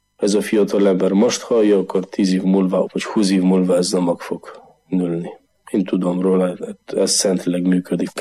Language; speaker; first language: Hungarian; non-native, learner; Polish